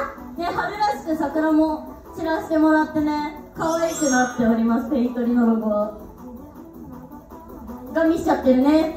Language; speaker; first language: Japanese; native; Japanese